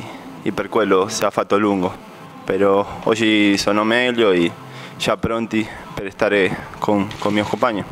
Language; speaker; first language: Italian; non-native, fluent; Spanish